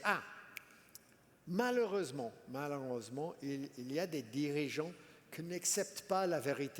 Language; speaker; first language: French; non-native, fluent; English